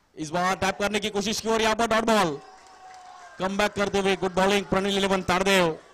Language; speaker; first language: Hindi; non-native, local second language; Marathi